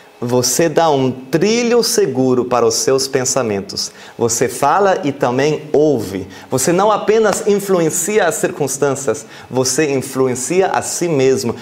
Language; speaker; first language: Portuguese; non-native, fluent; German